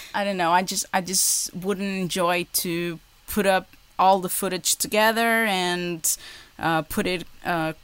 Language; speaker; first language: English; non-native, fluent; Portuguese